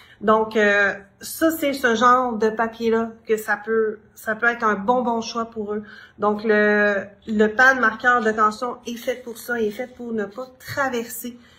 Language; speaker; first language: French; native; French